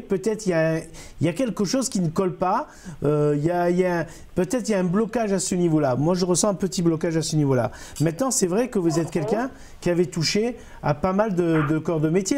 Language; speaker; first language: French; native; French